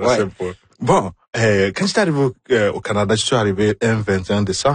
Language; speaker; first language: French; non-native, fluent; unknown